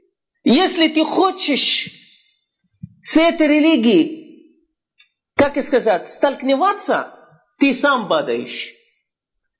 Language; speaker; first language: Russian; non-native, fluent; Arabic